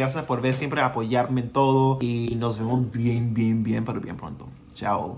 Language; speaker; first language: Spanish; non-native, fluent; English